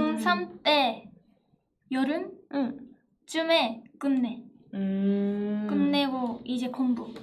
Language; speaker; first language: Korean; non-native, fluent; Japanese